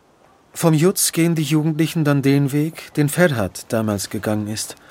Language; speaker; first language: German; native; German